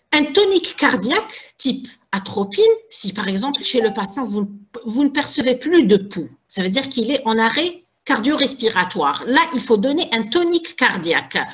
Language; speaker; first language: French; non-native, local second language; Arabic